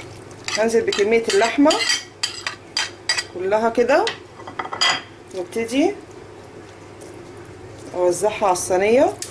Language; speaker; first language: Arabic; native; Arabic